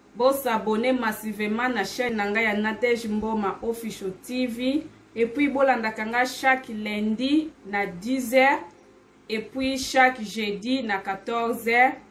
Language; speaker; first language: French; non-native, local second language; Lingala